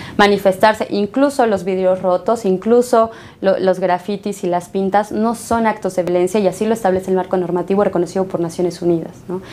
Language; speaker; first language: Spanish; native; Spanish